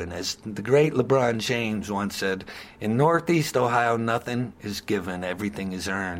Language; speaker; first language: English; native; English